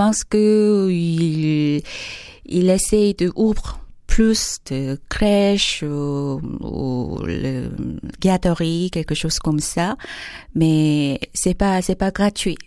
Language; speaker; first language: French; non-native, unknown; Korean